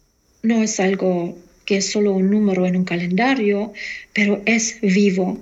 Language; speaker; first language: Spanish; non-native, fluent; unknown